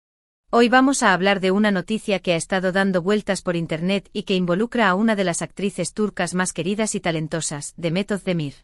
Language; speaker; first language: Spanish; native; Spanish